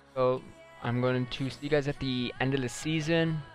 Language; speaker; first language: English; native; English